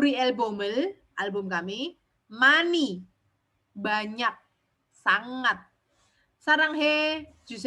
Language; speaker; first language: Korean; non-native, fluent; Indonesian